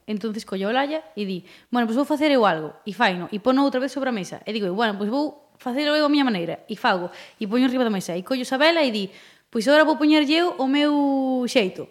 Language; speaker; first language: Galician; native; Galician